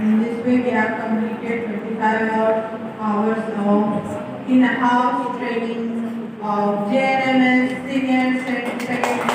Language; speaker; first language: English; non-native, local second language; Hindi